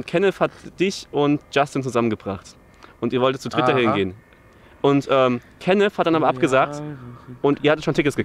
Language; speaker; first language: German; native; German